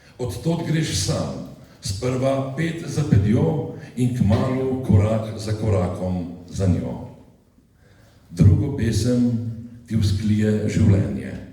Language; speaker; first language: Slovenian; native; Slovenian